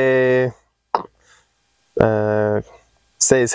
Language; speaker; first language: French; non-native, learner; English